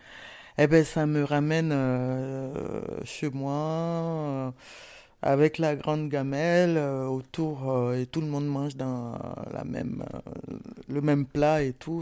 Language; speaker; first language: French; non-native, local second language; Bambara